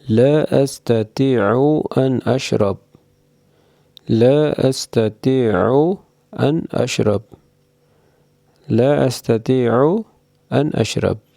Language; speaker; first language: Arabic; non-native, fluent; Urdu